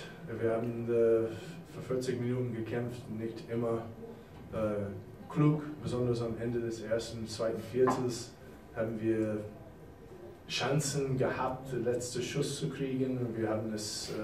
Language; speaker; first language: German; non-native, fluent; English